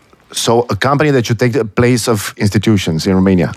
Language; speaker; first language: English; non-native, fluent; Romanian